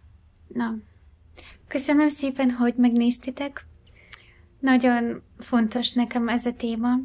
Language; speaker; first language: Hungarian; non-native, fluent; Ukrainian